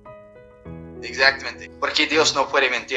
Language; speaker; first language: Spanish; non-native, fluent; English